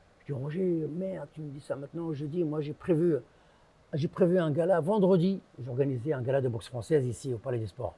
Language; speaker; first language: French; early bilingual, other home language; Arabic